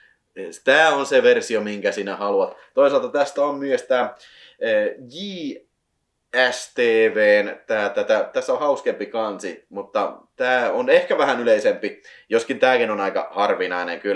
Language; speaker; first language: Finnish; native; Finnish